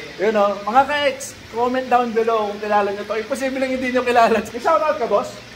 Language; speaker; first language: Filipino; native; Filipino